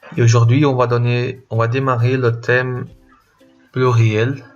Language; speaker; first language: French; non-native, fluent; Portuguese